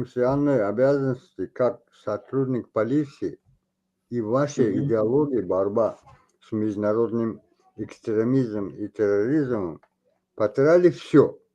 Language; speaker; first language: Russian; non-native, local second language; Tajik